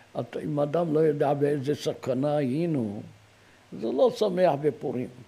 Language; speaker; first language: Hebrew; non-native, fluent; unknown